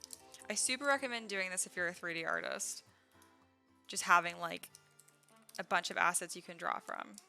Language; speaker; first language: English; native; English